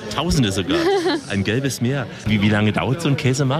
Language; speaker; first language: German; native; German